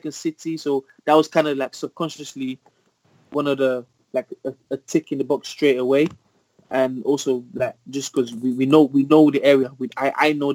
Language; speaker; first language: English; native; English